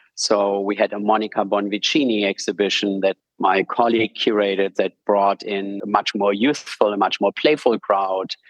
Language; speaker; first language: English; non-native, fluent; German